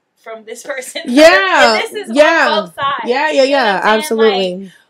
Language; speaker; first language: English; native; English